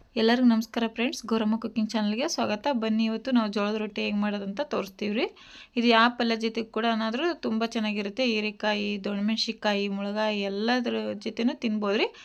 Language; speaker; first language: Kannada; native; Kannada